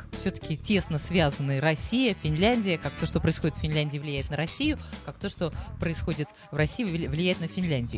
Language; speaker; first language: Russian; native; Russian